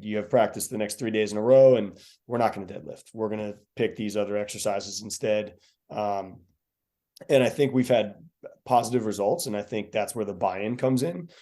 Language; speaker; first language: English; native; English